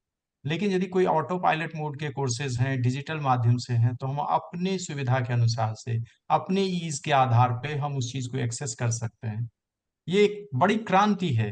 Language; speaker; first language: Hindi; native; Hindi